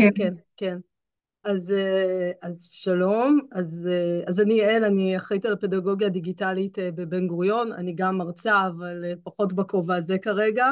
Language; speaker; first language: Hebrew; native; Hebrew